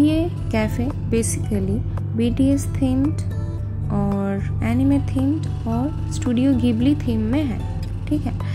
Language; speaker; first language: Hindi; non-native, local second language; Bangla